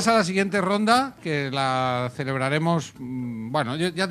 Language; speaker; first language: Spanish; native; Spanish